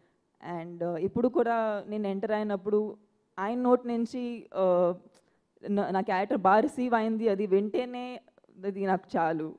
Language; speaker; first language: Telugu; non-native, fluent; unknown